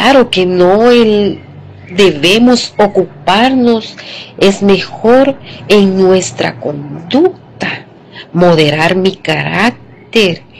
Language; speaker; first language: Spanish; native; Spanish